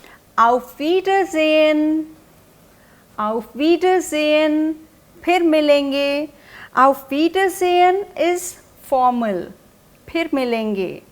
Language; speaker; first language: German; non-native, fluent; Hindi